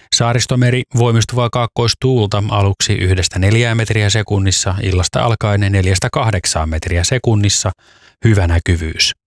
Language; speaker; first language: Finnish; native; Finnish